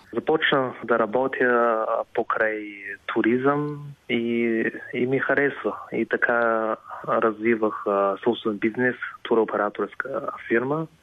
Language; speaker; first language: Bulgarian; non-native, fluent; Chinese